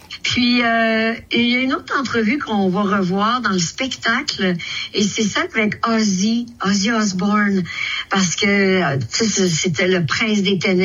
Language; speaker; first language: French; native; French